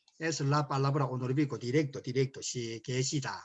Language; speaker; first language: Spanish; non-native, learner; Korean